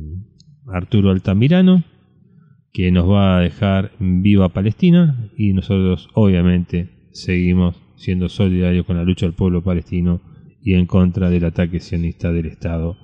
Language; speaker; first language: Spanish; native; Spanish